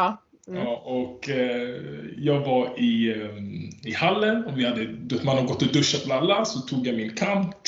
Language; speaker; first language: Swedish; early bilingual, other home language; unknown